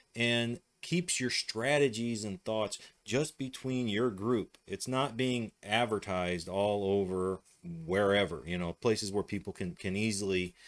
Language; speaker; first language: English; native; English